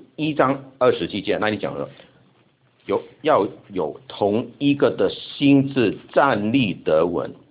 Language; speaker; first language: Chinese; non-native, local second language; Cantonese